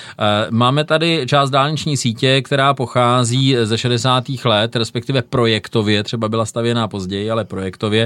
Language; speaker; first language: Czech; native; Czech